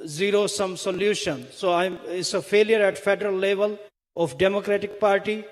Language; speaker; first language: English; non-native, local second language; Hindi